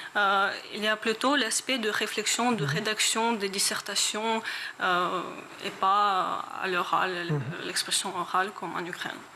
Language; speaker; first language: French; non-native, learner; Ukrainian